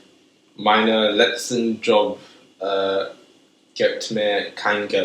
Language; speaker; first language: German; non-native, learner; English